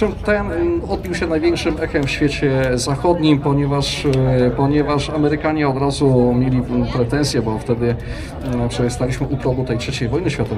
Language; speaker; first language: Polish; native; Polish